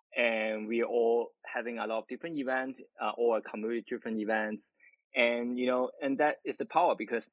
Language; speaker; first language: English; non-native, local second language; Cantonese